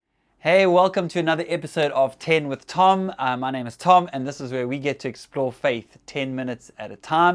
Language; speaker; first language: English; native; English